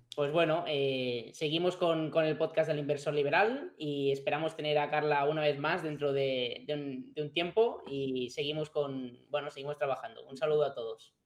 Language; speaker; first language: Spanish; native; Spanish